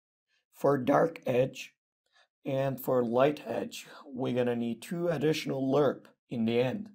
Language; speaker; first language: English; non-native, fluent; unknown